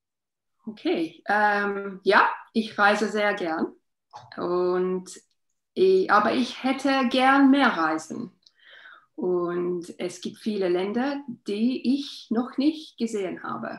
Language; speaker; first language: German; non-native, learner; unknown